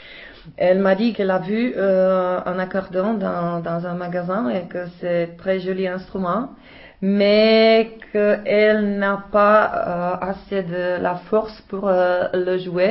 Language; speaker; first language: French; non-native, learner; Czech